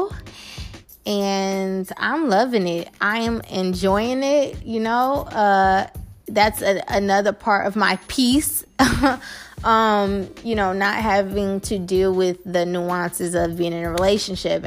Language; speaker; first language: English; native; English